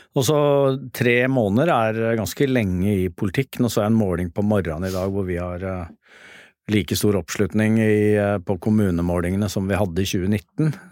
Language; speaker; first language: Norwegian; native; Norwegian